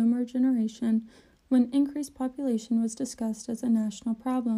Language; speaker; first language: English; native; English